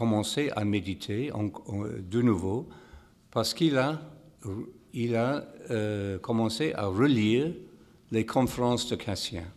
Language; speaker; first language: French; non-native, fluent; English